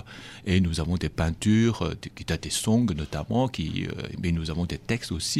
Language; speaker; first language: French; non-native, fluent; Chinese